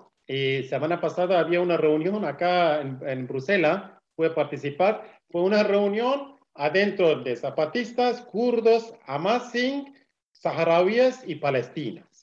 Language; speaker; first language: Spanish; non-native, learner; Kurdish